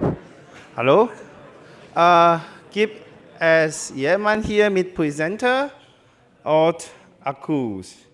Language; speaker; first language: German; non-native, fluent; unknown